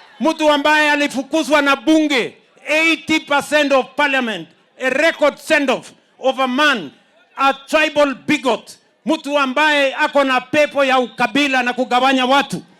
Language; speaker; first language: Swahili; non-native, local second language; Kalenjin